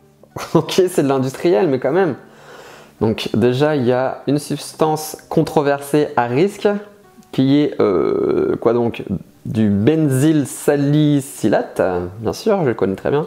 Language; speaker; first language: French; native; French